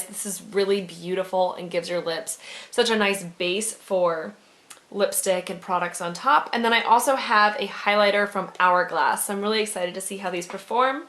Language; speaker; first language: English; native; English